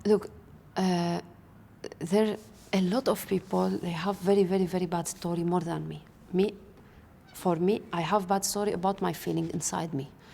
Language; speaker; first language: English; non-native, learner; Arabic